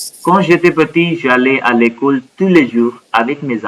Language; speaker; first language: French; non-native, fluent; Hindi